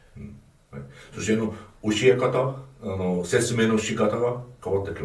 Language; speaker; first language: Japanese; non-native, fluent; Hungarian